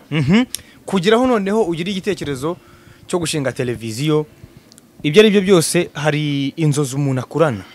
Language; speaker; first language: Kinyarwanda; native; Kinyarwanda